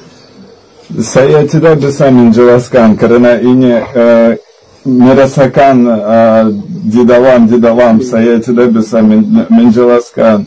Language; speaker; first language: Indonesian; non-native, learner; Russian